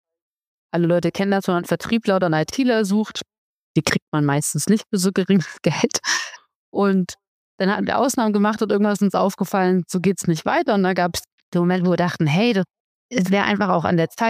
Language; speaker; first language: German; native; German